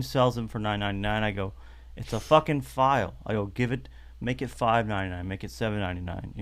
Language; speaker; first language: English; native; English